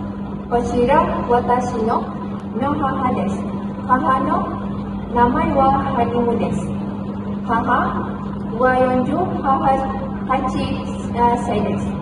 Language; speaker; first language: Japanese; non-native, learner; Malay